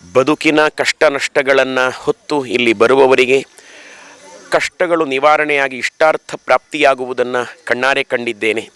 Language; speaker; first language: Kannada; native; Kannada